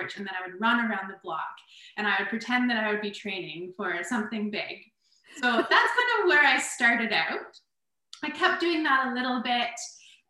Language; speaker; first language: English; native; English